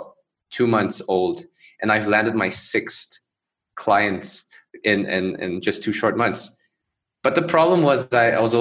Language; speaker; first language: English; non-native, local second language; Chinese